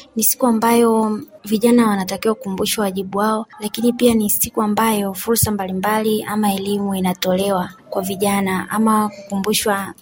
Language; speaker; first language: Swahili; native; Swahili